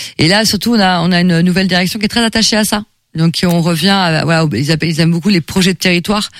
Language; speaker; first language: French; native; French